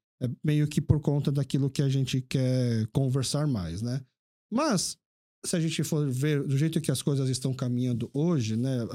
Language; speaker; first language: Portuguese; early bilingual, other home language; Korean